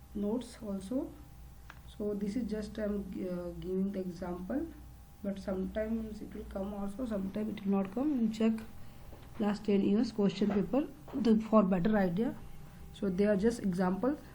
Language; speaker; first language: English; non-native, local second language; Hindi